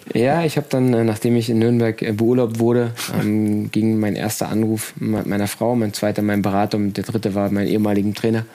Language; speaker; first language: German; native; German